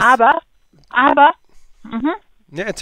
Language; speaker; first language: German; native; German